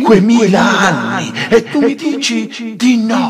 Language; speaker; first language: Italian; native; Italian